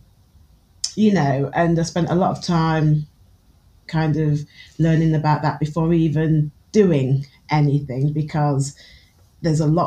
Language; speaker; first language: English; native; English